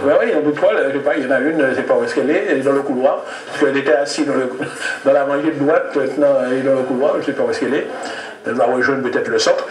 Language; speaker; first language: French; native; French